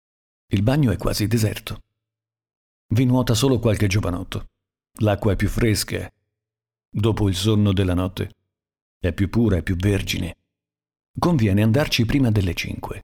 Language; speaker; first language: Italian; native; Italian